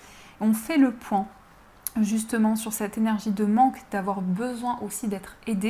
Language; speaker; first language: French; native; French